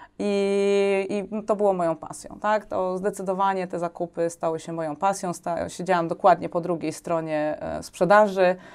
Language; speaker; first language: Polish; native; Polish